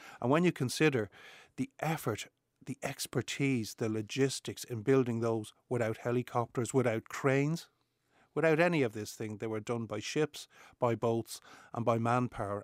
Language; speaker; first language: English; native; English